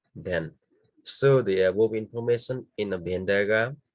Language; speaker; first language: English; non-native, local second language; Nepali